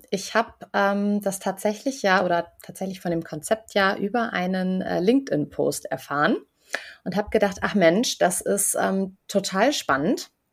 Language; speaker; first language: German; native; German